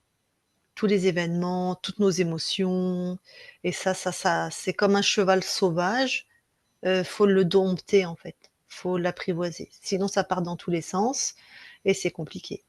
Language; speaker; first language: French; native; French